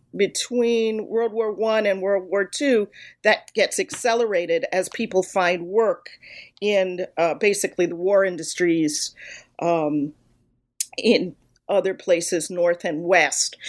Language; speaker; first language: English; native; English